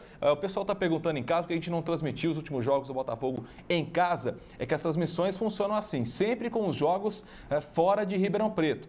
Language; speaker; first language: Portuguese; native; Portuguese